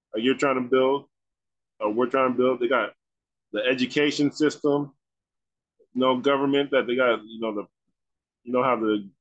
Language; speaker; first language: English; native; English